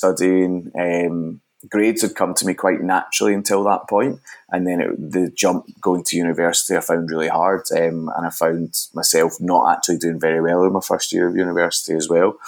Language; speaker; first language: English; native; English